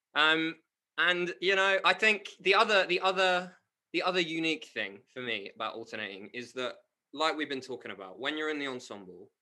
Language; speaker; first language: English; native; English